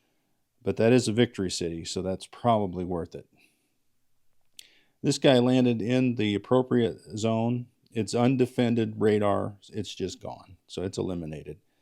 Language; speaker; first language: English; native; English